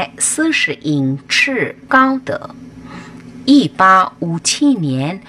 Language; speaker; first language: Chinese; non-native, fluent; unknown